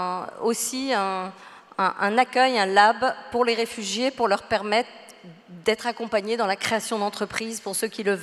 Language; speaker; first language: French; native; French